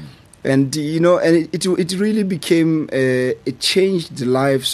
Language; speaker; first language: English; non-native, local second language; Southern Sotho